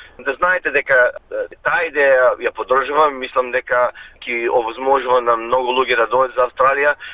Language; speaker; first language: Macedonian; early bilingual, heritage; Macedonian